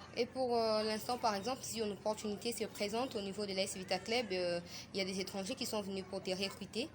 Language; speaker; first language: French; non-native, local second language; Lingala